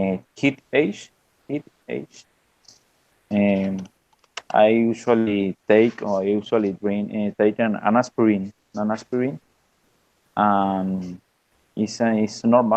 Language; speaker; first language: English; non-native, learner; Spanish